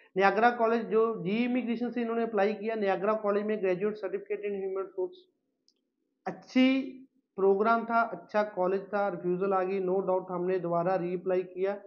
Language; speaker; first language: Hindi; non-native, local second language; Punjabi